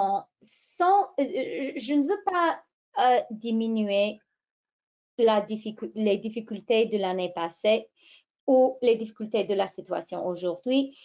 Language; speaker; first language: French; non-native, fluent; English